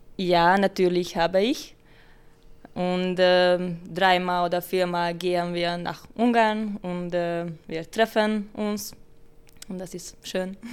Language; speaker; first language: German; non-native, learner; Hungarian